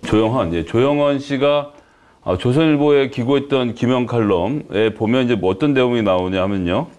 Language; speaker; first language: Korean; native; Korean